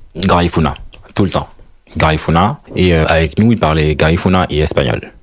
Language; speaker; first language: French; non-native, fluent; Spanish